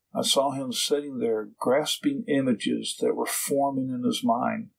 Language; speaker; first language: English; native; English